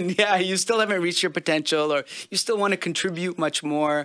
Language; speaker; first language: English; early bilingual, other home language; Punjabi